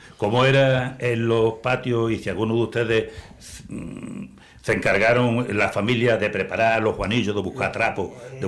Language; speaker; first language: Spanish; native; Spanish